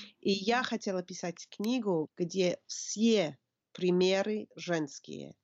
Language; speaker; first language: Russian; non-native, fluent; English